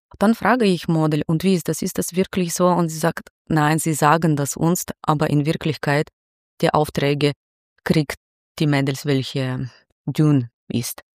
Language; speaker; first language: German; non-native, fluent; Ukrainian